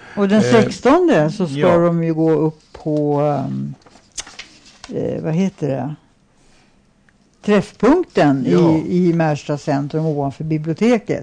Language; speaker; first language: Swedish; native; Swedish